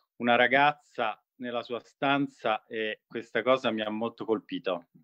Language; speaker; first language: Italian; native; Italian